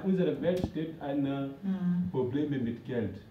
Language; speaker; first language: German; non-native, learner; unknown